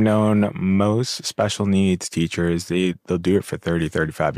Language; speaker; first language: English; native; English